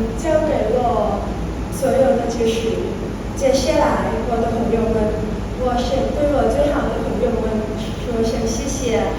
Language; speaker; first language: Chinese; non-native, learner; Thai